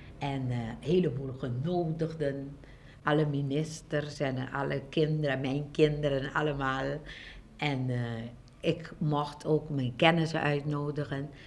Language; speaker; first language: Dutch; non-native, local second language; Papiamento